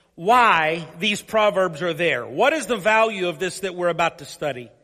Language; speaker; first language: English; native; English